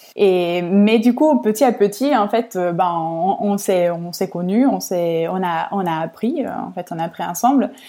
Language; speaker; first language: French; non-native, fluent; Italian